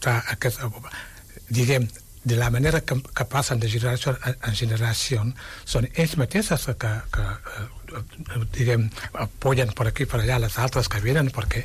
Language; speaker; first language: Catalan; non-native, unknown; Wolof